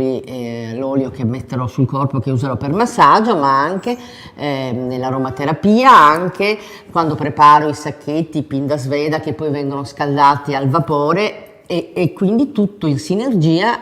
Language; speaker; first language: Italian; native; Italian